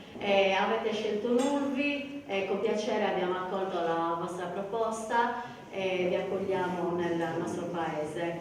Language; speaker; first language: Italian; native; Italian